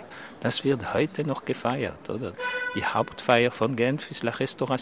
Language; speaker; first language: German; non-native, local second language; French